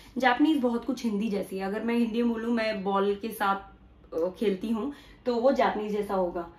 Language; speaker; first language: Hindi; native; Hindi